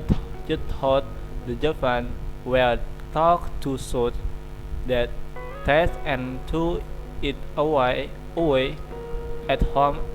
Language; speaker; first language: English; non-native, learner; Indonesian